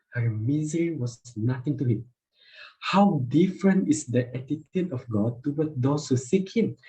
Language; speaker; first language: English; non-native, local second language; Malay